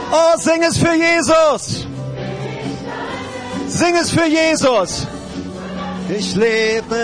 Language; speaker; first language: German; native; German